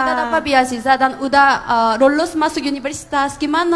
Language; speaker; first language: Indonesian; non-native, fluent; Korean